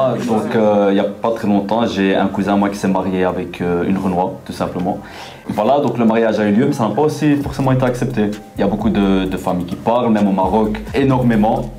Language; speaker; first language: French; early bilingual, other home language; Arabic